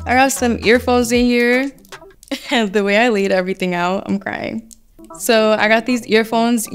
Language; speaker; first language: English; native; English